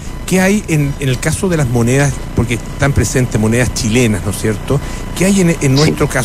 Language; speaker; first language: Spanish; native; Spanish